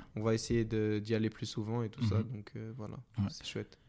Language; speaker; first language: French; native; French